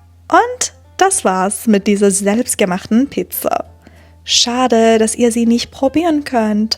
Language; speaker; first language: German; non-native, fluent; Persian